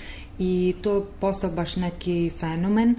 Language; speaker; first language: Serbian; non-native, learner; Italian